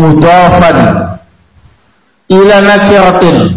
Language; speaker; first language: Arabic; non-native, fluent; Indonesian